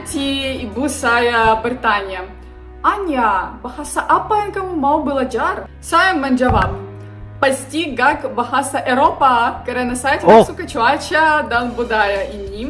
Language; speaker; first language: Indonesian; non-native, learner; Ukrainian